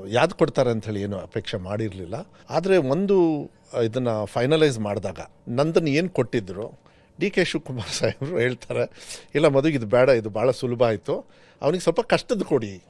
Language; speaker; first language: Kannada; native; Kannada